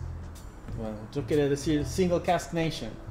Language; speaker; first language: Spanish; non-native, fluent; English